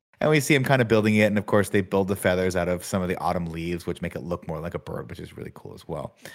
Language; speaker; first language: English; native; English